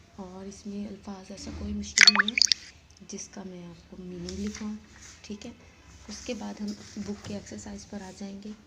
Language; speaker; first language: Hindi; non-native, local second language; Saraiki